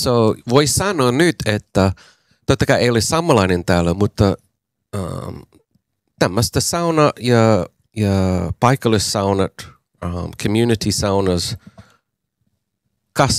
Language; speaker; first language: Finnish; non-native, learner; English